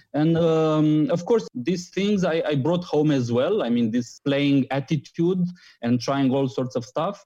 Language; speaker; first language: English; non-native, fluent; Romanian